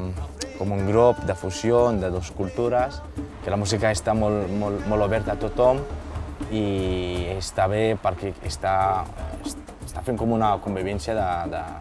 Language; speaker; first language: Catalan; non-native, fluent; Berber languages